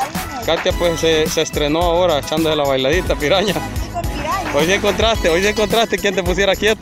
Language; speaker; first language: Spanish; native; Spanish